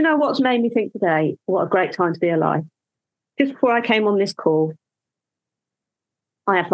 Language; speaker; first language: English; native; English